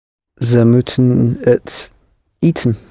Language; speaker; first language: Dutch; non-native, learner; English